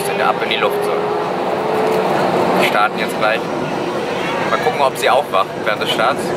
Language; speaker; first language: German; native; German